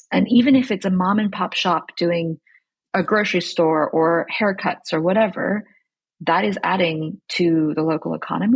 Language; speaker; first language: English; early bilingual, other home language; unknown